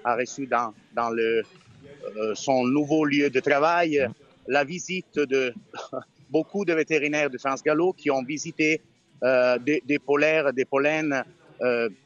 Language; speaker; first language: French; non-native, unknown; Italian